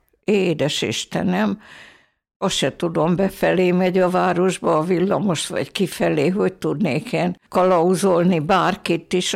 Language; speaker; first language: Hungarian; native; Hungarian